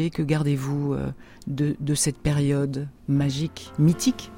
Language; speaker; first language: French; native; French